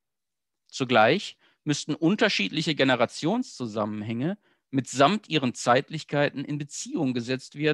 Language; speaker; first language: German; native; German